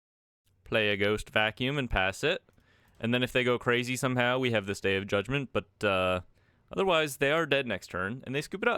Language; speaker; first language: English; native; English